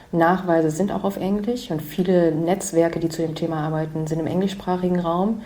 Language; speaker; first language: German; native; German